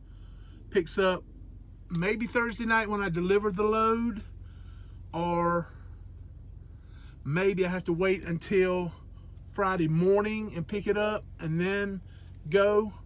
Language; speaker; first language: English; native; English